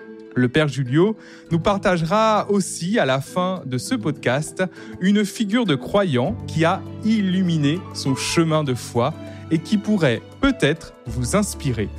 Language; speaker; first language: French; native; French